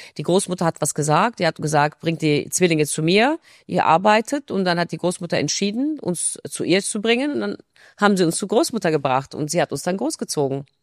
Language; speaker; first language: German; non-native, fluent; Turkish